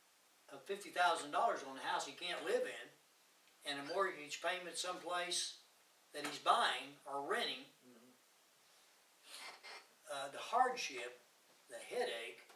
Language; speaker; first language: English; native; English